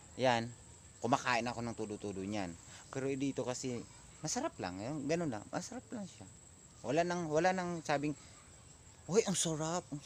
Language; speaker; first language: Filipino; non-native, local second language; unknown